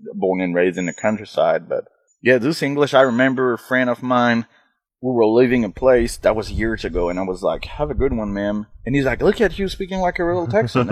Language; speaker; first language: English; non-native, fluent; French